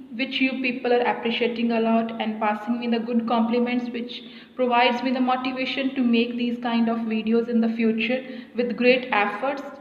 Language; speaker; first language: English; non-native, local second language; Punjabi